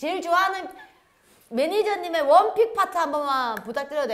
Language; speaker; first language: Korean; native; Korean